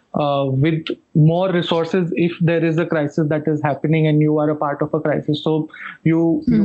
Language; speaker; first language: English; non-native, local second language; Hindi